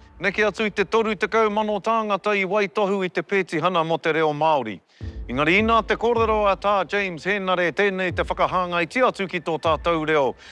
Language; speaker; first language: Māori; non-native, local second language; English